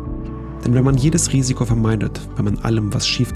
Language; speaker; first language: German; native; German